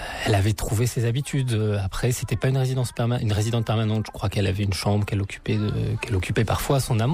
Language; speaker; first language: French; native; French